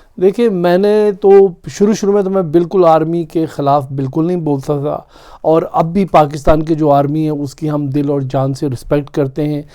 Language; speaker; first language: Urdu; non-native, local second language; Punjabi